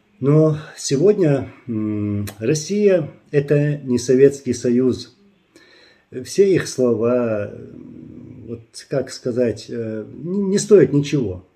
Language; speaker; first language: Russian; non-native, local second language; Chechen